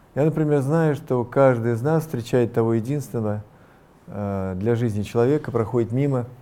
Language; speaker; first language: Russian; native; Russian